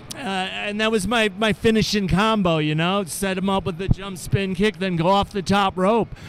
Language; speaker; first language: English; native; English